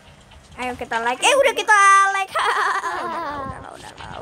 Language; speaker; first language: Indonesian; native; Indonesian